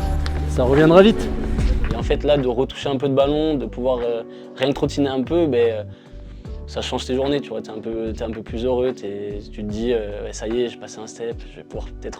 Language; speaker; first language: French; native; French